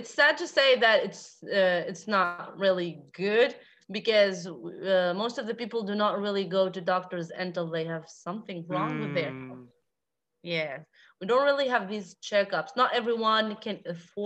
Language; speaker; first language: English; non-native, fluent; Arabic